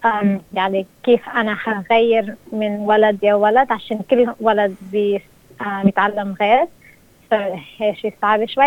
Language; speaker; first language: Arabic; early bilingual, heritage; Arabic